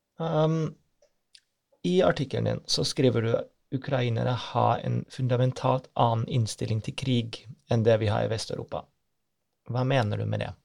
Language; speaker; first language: Norwegian; non-native, fluent; German